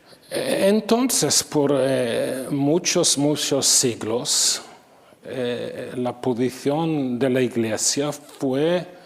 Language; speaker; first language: Spanish; non-native, fluent; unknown